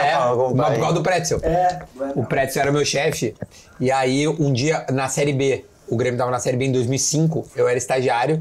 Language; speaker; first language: Portuguese; native; Portuguese